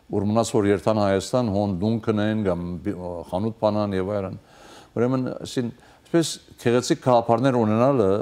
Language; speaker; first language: Armenian; early bilingual, heritage; Armenian